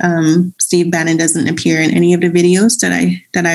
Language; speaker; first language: English; non-native, local second language; Cantonese